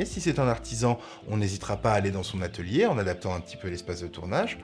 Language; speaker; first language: French; native; French